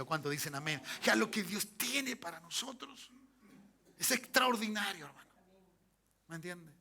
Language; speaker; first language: Spanish; native; Spanish